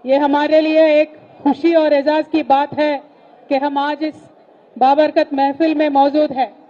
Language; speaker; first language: Hindi; non-native, local second language; Telugu